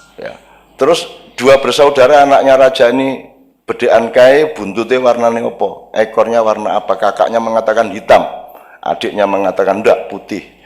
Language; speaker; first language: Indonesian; non-native, local second language; Javanese